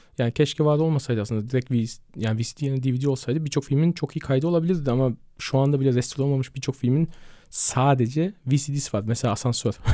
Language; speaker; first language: Turkish; early bilingual, heritage; Turkish